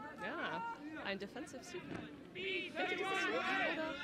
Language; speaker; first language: German; non-native, learner; Dutch